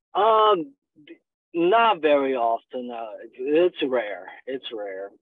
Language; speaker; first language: English; non-native, fluent; Chinese